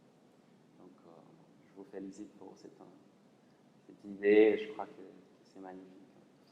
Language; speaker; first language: French; non-native, fluent; Spanish